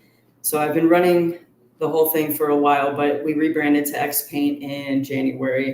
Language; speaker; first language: English; native; English